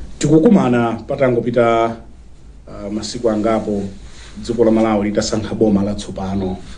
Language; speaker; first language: Nyanja; native; Nyanja